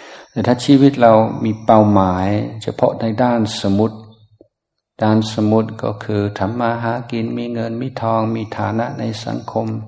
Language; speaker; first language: Thai; non-native, fluent; English